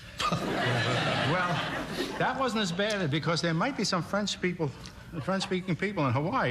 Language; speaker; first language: English; native; English